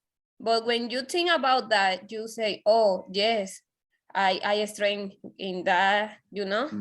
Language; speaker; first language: English; non-native, learner; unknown